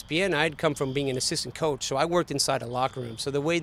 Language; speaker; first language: English; native; English